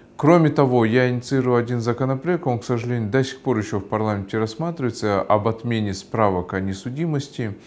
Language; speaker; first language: Russian; non-native, local second language; Kyrgyz